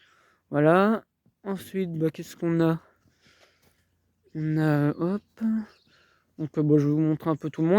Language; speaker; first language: French; native; French